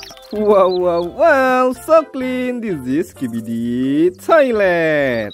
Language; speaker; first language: English; non-native, learner; Indonesian